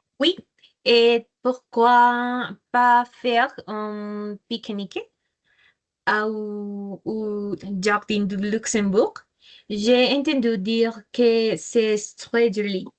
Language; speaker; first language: French; non-native, learner; Spanish